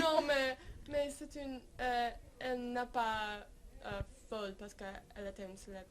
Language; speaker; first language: French; non-native, learner; English